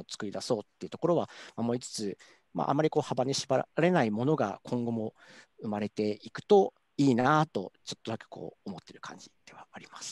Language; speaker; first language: Japanese; native; Japanese